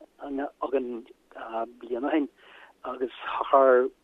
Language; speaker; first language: Irish; non-native, learner; German